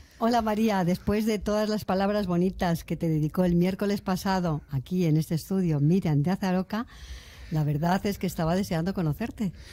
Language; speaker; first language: Spanish; native; Spanish